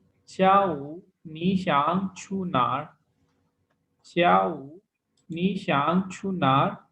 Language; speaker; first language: Chinese; non-native, learner; Urdu